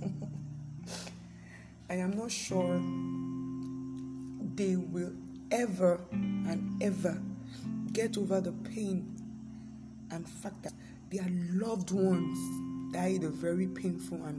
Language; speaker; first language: English; non-native, local second language; Yoruba